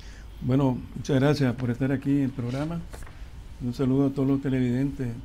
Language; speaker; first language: Spanish; native; Spanish